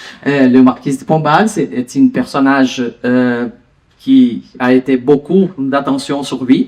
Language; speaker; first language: French; non-native, learner; Portuguese